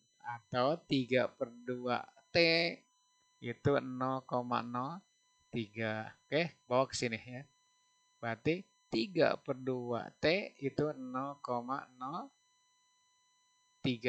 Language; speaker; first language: Indonesian; native; Indonesian